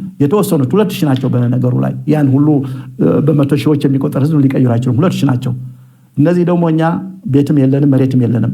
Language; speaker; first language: Amharic; non-native, local second language; Tigrinya